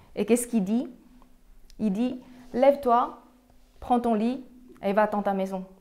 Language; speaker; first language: French; early bilingual, other home language; Chinese